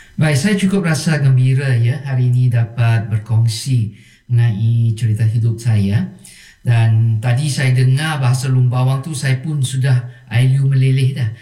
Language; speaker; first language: Malay; non-native, local second language; Chinese